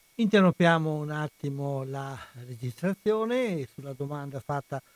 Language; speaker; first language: Italian; native; Italian